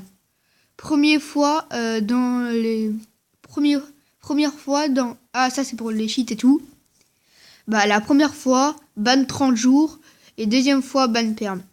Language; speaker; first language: French; native; French